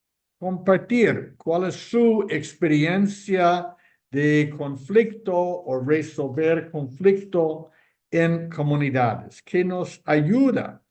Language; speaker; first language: Spanish; non-native, fluent; English